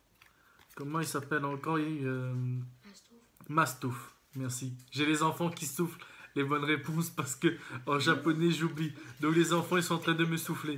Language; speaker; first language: French; native; French